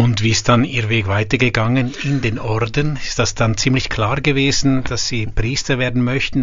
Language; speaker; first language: German; native; German